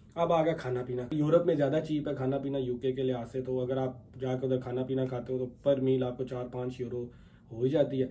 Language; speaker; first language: Urdu; native; Urdu